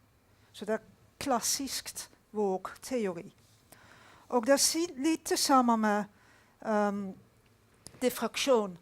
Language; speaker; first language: Swedish; non-native, fluent; Dutch